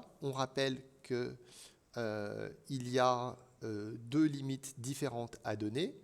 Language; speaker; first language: French; native; French